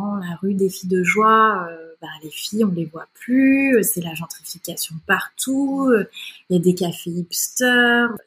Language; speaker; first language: French; native; French